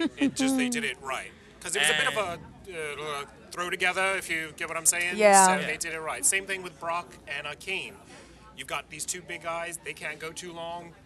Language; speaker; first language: English; native; English